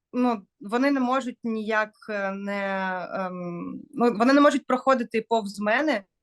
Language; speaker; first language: Ukrainian; non-native, local second language; Russian